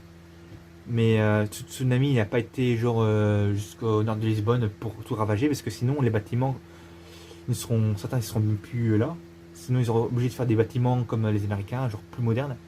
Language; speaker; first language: French; native; French